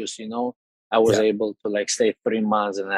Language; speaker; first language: English; non-native, fluent; Russian